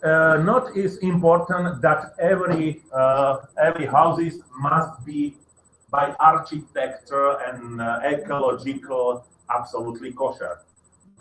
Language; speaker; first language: English; non-native, learner; Slovak